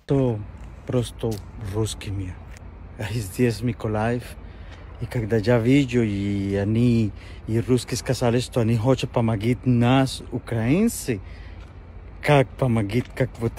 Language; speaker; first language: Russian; non-native, fluent; Spanish